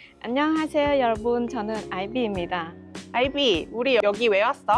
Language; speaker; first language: Korean; native; Korean